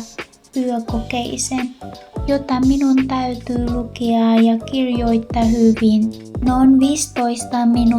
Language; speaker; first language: Finnish; non-native, learner; Vietnamese